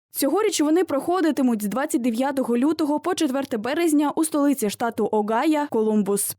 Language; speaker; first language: Ukrainian; native; Ukrainian